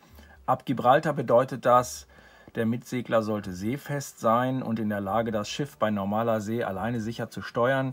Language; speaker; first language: German; native; German